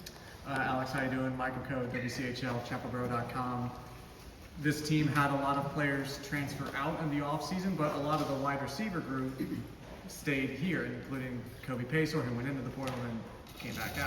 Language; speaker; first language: English; native; English